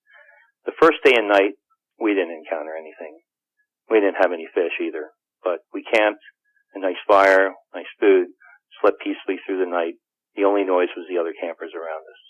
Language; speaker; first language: English; native; English